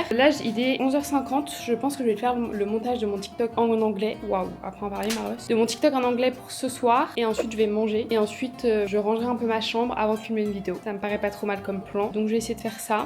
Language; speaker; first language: French; native; French